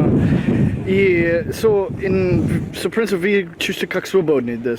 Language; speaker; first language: Russian; non-native, learner; English